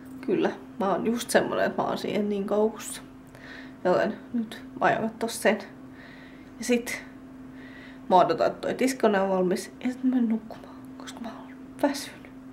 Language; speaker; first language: Finnish; native; Finnish